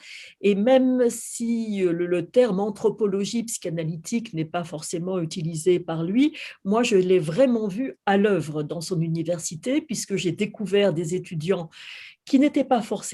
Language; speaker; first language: French; native; French